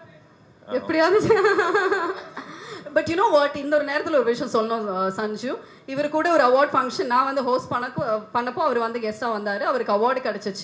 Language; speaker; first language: Tamil; native; Tamil